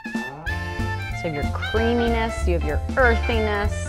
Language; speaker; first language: English; native; English